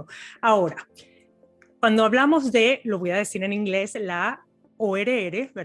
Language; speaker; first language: Spanish; native; Spanish